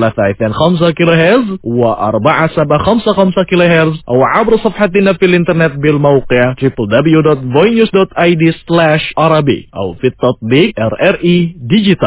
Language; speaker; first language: Arabic; non-native, fluent; Indonesian